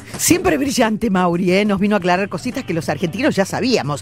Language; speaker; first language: Spanish; native; Spanish